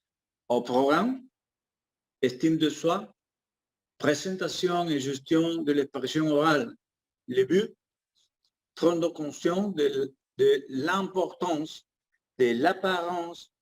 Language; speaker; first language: French; non-native, learner; Spanish